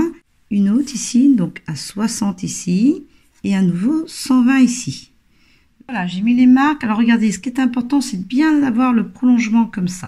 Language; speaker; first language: French; native; French